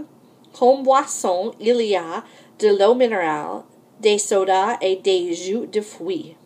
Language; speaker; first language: French; non-native, fluent; English